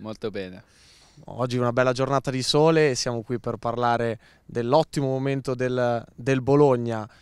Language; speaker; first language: Italian; native; Italian